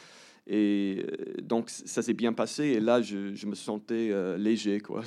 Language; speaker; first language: French; early bilingual, heritage; English